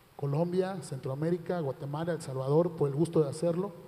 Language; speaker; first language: Spanish; native; Spanish